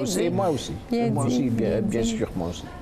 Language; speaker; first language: French; non-native, local second language; English